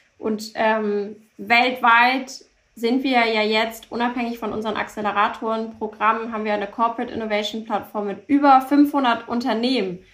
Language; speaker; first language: German; early bilingual, other home language; Turkish